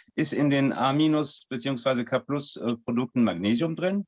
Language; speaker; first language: German; non-native, fluent; French